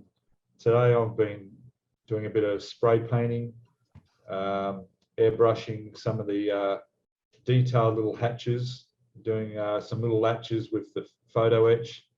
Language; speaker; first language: English; native; English